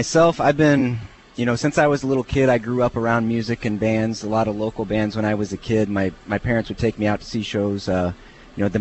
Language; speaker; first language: English; native; English